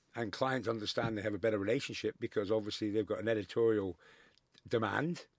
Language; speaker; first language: English; native; English